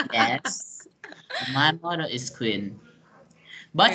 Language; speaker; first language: English; non-native, learner; Vietnamese